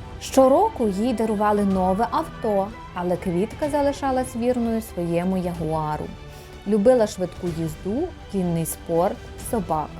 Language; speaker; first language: Ukrainian; native; Ukrainian